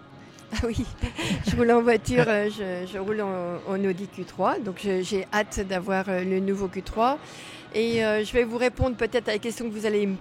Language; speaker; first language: French; native; French